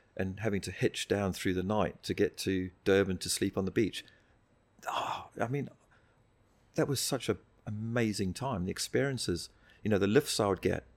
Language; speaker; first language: English; native; English